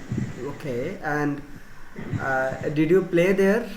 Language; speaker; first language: English; non-native, fluent; Bangla